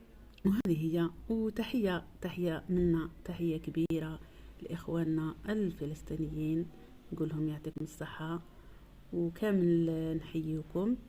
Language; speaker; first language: Arabic; native; Arabic